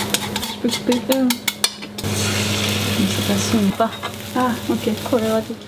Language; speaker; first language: French; non-native, learner; Japanese